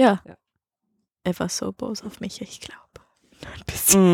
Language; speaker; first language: German; non-native, learner; English